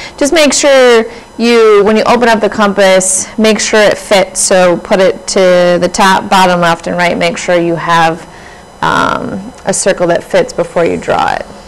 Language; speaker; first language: English; native; English